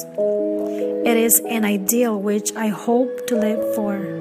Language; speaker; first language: English; non-native, fluent; Portuguese